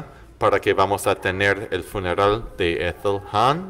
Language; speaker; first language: Spanish; non-native, fluent; English